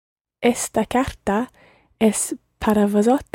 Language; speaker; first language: Spanish; non-native, learner; English